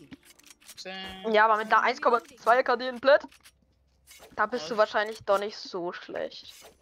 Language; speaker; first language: German; native; German